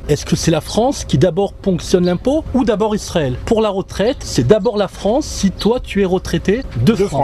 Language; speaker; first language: French; native; French